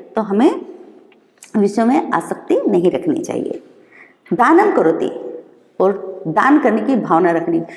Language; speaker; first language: Hindi; native; Hindi